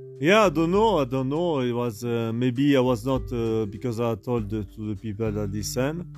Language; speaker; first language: English; non-native, learner; French